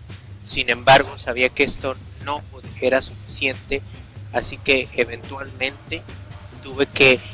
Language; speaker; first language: Spanish; native; Spanish